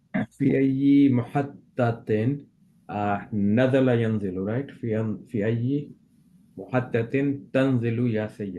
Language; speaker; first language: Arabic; non-native, learner; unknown